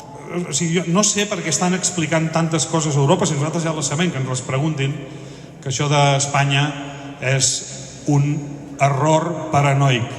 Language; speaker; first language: Catalan; native; Catalan